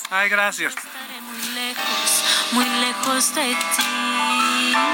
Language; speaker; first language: Spanish; non-native, fluent; English